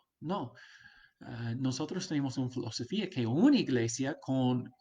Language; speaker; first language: Spanish; non-native, fluent; English